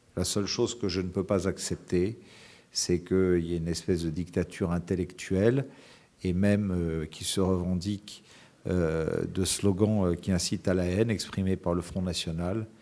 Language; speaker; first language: French; native; French